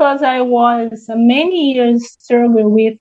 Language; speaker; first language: English; non-native, learner; Portuguese